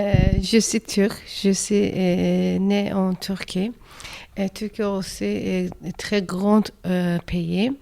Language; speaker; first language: French; non-native, learner; Turkish